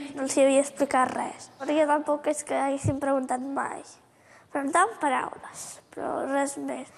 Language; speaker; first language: Catalan; early bilingual, other home language; Romanian